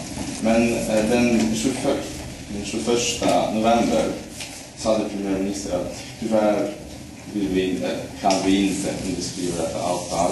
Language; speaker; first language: Swedish; non-native, fluent; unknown